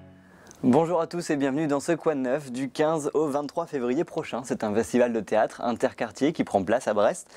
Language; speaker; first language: French; native; French